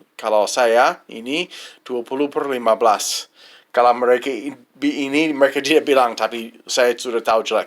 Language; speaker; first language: Indonesian; non-native, fluent; English